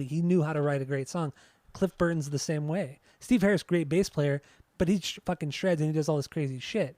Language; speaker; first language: English; native; English